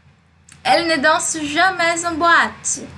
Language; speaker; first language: French; non-native, fluent; Portuguese